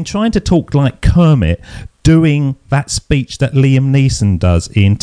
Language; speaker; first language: English; native; English